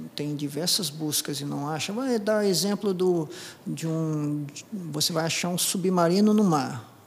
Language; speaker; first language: Portuguese; non-native, local second language; Japanese